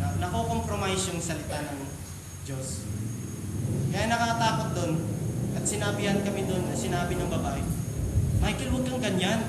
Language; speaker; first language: Filipino; non-native, local second language; Cebuano